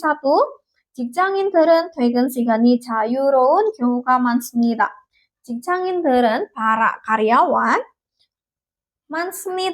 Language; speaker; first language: Korean; non-native, learner; Indonesian